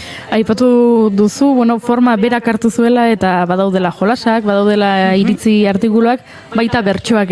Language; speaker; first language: Basque; native; Basque